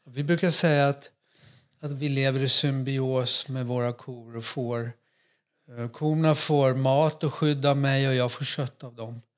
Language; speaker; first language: Swedish; native; Swedish